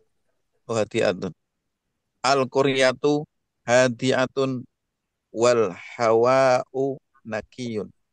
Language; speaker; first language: Arabic; non-native, learner; Indonesian